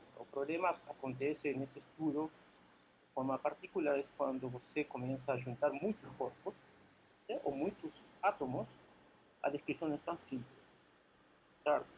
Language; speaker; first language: Portuguese; non-native, fluent; Spanish